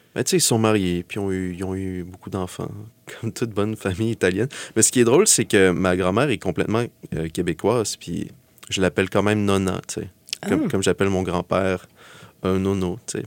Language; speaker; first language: French; native; French